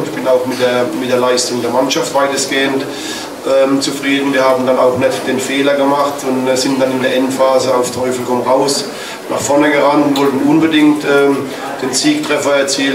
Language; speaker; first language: German; native; German